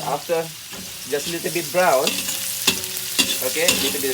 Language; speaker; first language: English; non-native, fluent; Indonesian